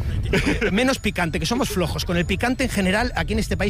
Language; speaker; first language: Spanish; native; Spanish